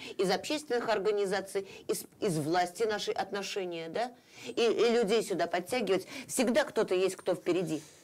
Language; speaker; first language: Russian; native; Russian